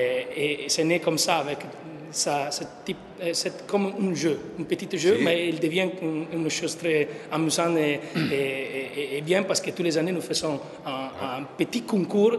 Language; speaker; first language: French; non-native, learner; Italian